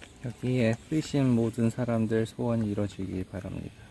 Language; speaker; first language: Korean; native; Korean